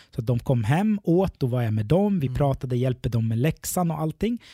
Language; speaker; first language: Swedish; early bilingual, other home language; Arabic